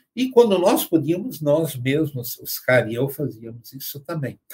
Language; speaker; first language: Portuguese; native; Portuguese